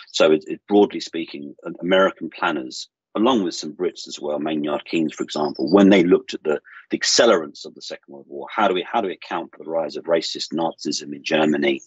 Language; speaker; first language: English; native; English